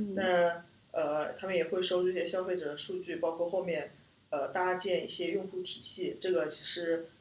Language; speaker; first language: Chinese; native; Chinese